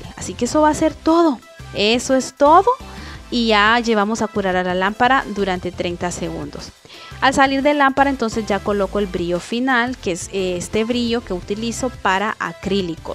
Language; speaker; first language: Spanish; native; Spanish